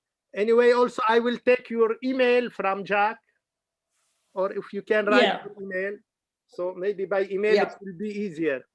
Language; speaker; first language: English; non-native, fluent; Arabic